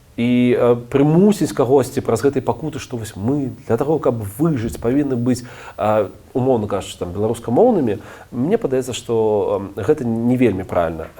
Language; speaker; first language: Belarusian; non-native, local second language; Russian